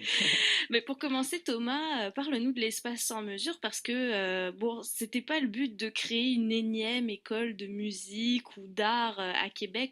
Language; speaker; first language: French; native; French